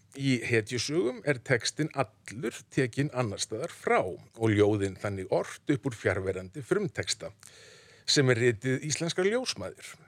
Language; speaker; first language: Icelandic; native; Icelandic